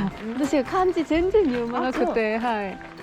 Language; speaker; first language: Japanese; non-native, learner; Korean